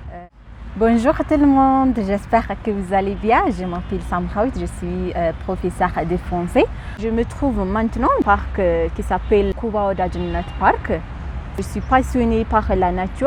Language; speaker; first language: French; non-native, fluent; Amharic